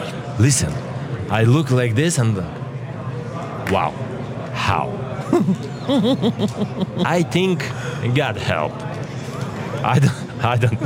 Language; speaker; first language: English; non-native, learner; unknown